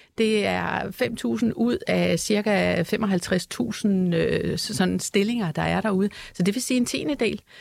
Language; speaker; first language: Danish; native; Danish